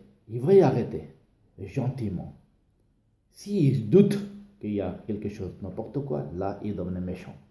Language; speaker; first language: French; non-native, learner; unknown